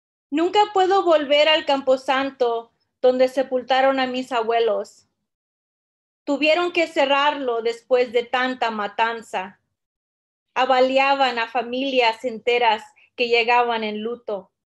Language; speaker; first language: Spanish; early bilingual, heritage; Spanish